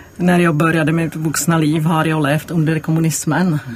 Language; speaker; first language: Swedish; non-native, fluent; Czech